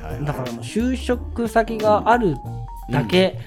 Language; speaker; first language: Japanese; native; Japanese